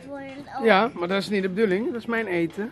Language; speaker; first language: Dutch; native; Dutch